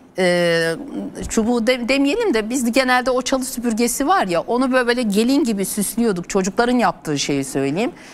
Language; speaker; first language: Turkish; non-native, local second language; Kurdish